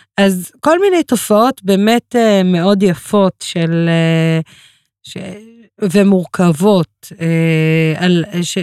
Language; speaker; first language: Hebrew; non-native, local second language; Arabic